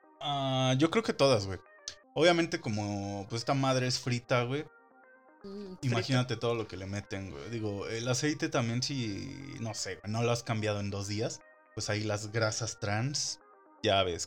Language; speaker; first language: Spanish; native; Spanish